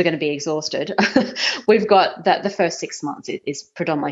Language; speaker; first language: English; native; English